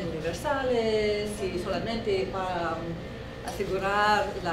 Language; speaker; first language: Spanish; non-native, fluent; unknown